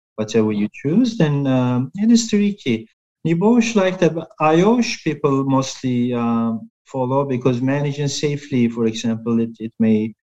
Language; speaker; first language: English; non-native, fluent; Turkish